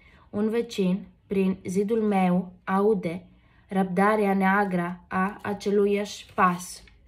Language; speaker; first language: Romanian; non-native, learner; Greek